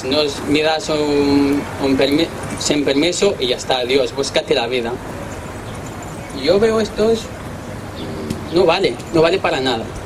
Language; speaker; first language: Spanish; non-native, learner; Arabic